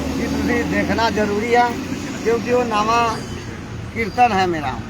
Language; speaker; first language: Punjabi; non-native, learner; Nepali